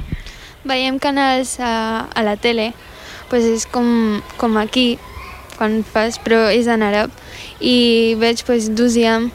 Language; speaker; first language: Catalan; early bilingual, other home language; Arabic